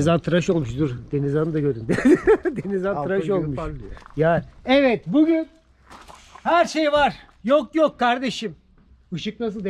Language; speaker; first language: Turkish; native; Turkish